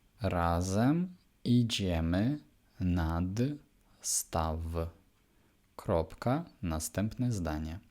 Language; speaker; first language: Polish; non-native, fluent; Ukrainian